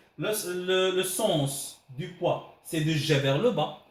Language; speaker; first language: French; non-native, local second language; Arabic